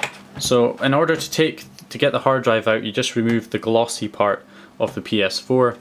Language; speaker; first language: English; native; English